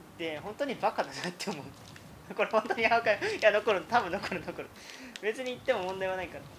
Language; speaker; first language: Japanese; native; Japanese